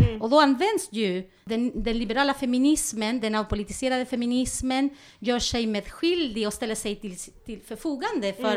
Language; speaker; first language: Swedish; non-native, fluent; Spanish